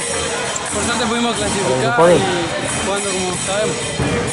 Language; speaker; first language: Spanish; native; Spanish